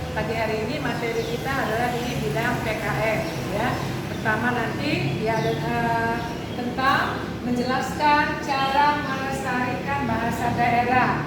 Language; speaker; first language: Indonesian; non-native, local second language; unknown